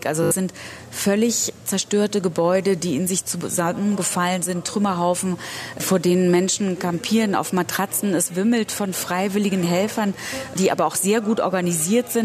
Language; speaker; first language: German; native; German